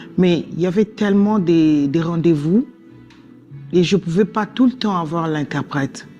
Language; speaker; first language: French; non-native, local second language; Lingala